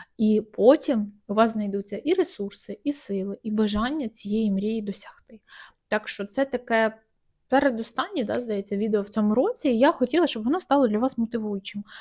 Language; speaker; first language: Ukrainian; native; Ukrainian